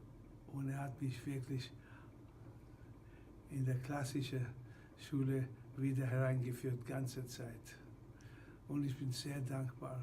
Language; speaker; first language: German; non-native, fluent; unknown